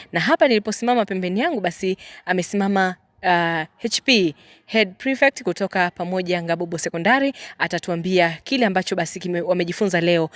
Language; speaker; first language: Swahili; native; Swahili